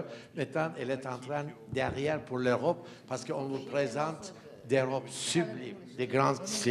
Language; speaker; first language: French; non-native, fluent; Turkish